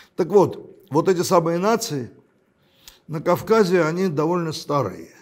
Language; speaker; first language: Russian; non-native, local second language; Armenian